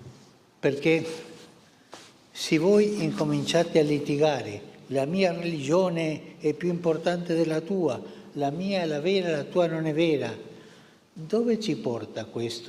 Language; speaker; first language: Italian; early bilingual, heritage; Spanish